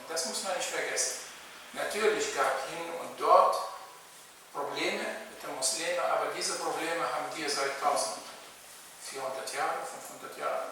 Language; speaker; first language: German; non-native, fluent; Arabic